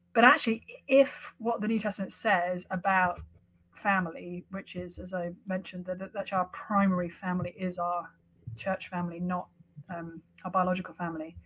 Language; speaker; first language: English; native; English